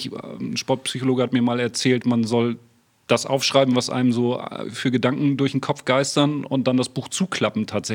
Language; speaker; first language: German; native; German